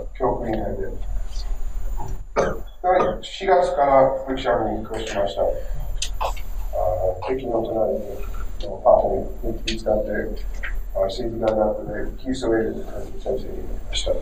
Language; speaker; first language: Japanese; non-native, learner; English